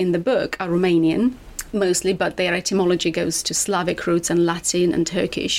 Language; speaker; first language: English; non-native, fluent; Romanian